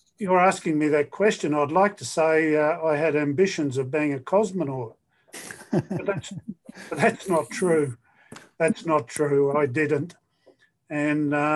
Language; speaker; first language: English; native; English